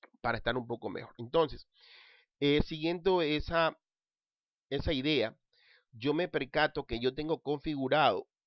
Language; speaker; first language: Spanish; native; Spanish